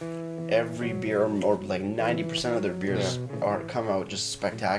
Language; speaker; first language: English; native; English